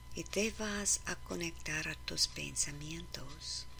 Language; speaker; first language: Spanish; non-native, learner; English